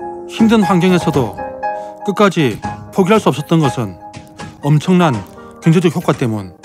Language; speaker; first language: Korean; native; Korean